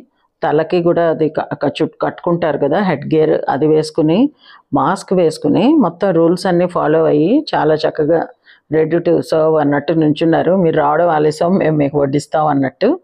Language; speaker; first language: Telugu; native; Telugu